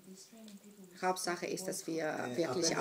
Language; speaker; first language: German; non-native, fluent; Greek